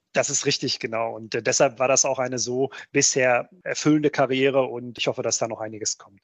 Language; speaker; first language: German; early bilingual, other home language; Bosnian